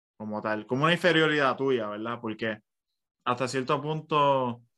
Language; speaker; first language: Spanish; early bilingual, other home language; English